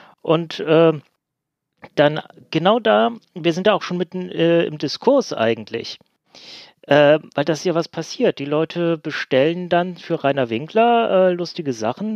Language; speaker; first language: German; native; German